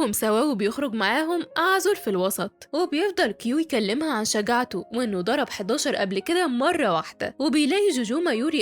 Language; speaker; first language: Arabic; native; Arabic